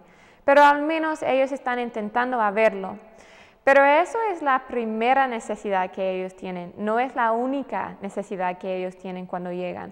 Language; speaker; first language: Spanish; non-native, fluent; English